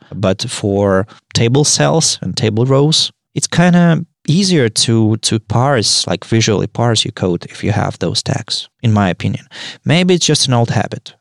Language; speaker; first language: English; non-native, fluent; Russian